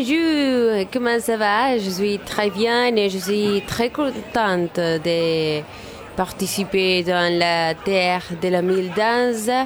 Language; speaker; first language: French; non-native, learner; Spanish